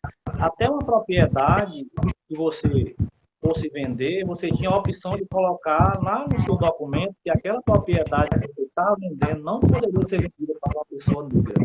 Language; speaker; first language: Portuguese; native; Portuguese